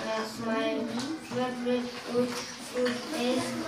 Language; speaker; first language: English; non-native, learner; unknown